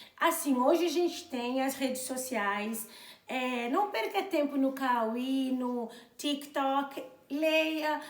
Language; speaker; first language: Portuguese; non-native, local second language; Kabuverdianu